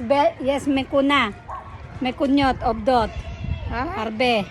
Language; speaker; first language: Hebrew; non-native, learner; Filipino